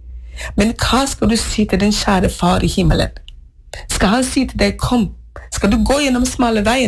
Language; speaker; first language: Norwegian; non-native, fluent; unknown